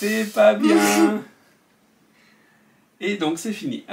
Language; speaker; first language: French; native; French